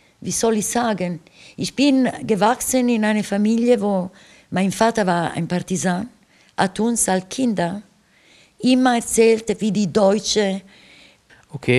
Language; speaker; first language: German; non-native, fluent; Italian